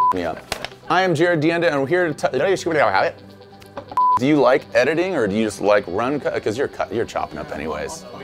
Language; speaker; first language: English; native; English